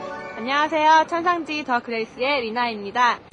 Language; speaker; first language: Korean; native; Korean